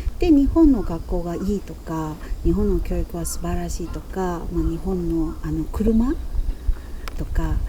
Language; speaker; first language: Japanese; non-native, fluent; Chinese